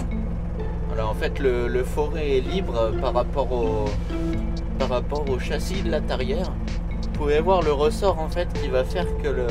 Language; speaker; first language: French; native; French